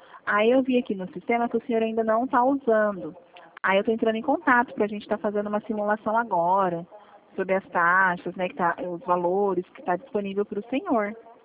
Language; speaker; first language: Portuguese; native; Portuguese